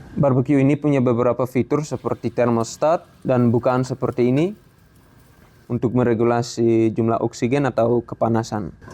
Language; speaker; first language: Indonesian; non-native, fluent; Dutch